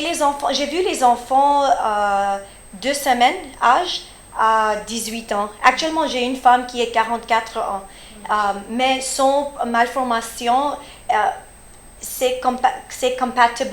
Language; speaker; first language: French; early bilingual, heritage; French